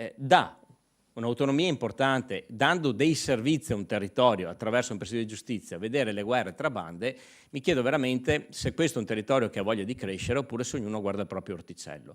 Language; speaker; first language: Italian; native; Italian